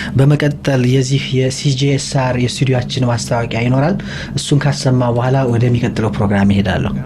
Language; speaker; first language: Amharic; native; Amharic